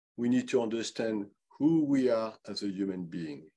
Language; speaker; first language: English; non-native, fluent; French